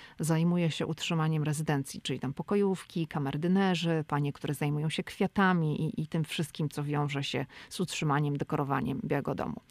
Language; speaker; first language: Polish; native; Polish